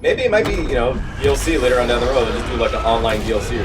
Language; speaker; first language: English; native; English